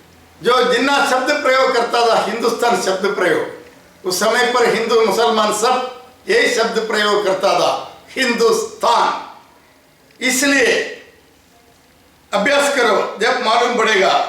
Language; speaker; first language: Hindi; non-native, local second language; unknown